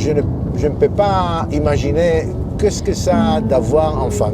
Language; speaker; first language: French; non-native, learner; Hebrew